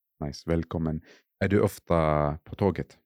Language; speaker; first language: Swedish; non-native, fluent; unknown